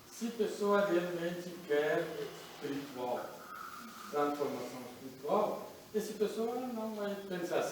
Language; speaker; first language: Portuguese; non-native, learner; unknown